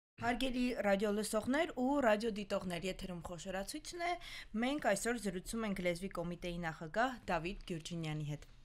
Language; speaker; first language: Armenian; native; Armenian